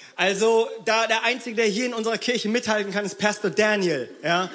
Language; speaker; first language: German; early bilingual, other home language; Korean